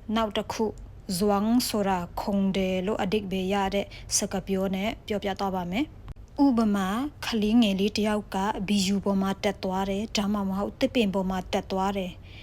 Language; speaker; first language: Burmese; non-native, local second language; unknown